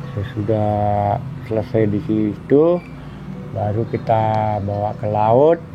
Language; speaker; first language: Indonesian; non-native, local second language; Balinese